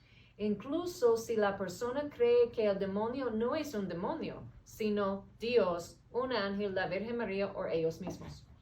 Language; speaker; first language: Spanish; non-native, learner; English